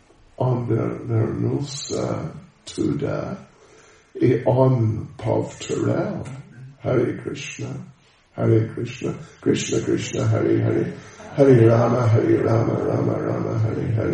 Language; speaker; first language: Russian; non-native, learner; English